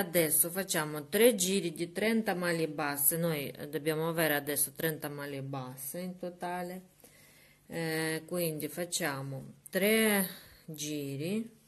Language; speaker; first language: Italian; non-native, learner; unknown